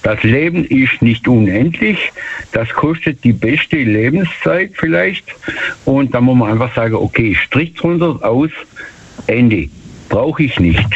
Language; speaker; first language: German; native; German